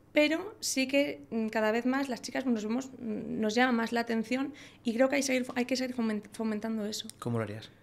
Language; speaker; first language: Spanish; native; Spanish